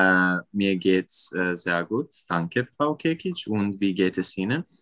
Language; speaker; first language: German; non-native, learner; Serbian